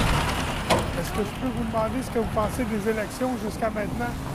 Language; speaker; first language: French; native; French